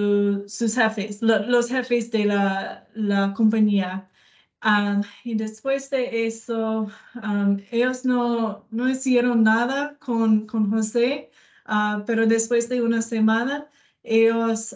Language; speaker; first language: Spanish; non-native, learner; English